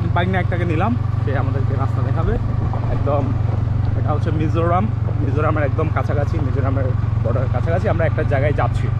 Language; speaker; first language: Bangla; native; Bangla